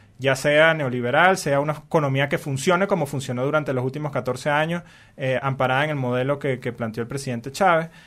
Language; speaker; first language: Spanish; native; Spanish